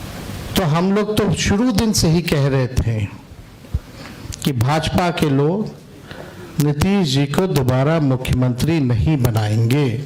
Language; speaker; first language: Hindi; native; Hindi